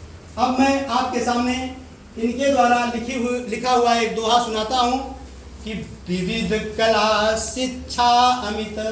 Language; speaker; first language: Hindi; native; Hindi